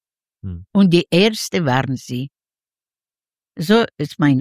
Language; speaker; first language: German; non-native, fluent; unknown